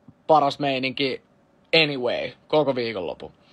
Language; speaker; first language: Finnish; native; Finnish